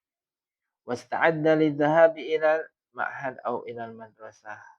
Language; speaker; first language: Arabic; non-native, fluent; Indonesian